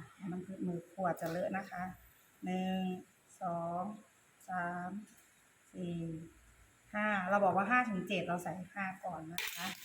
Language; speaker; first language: Thai; native; Thai